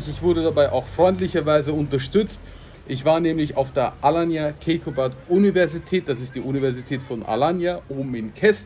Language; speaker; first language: German; native; German